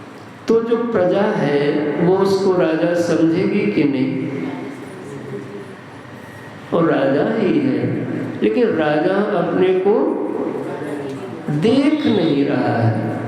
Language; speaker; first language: Hindi; native; Hindi